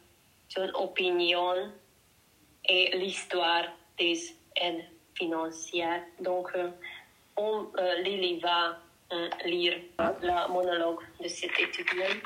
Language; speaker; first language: French; non-native, learner; Hungarian